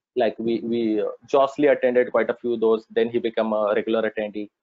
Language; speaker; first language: English; non-native, local second language; Marathi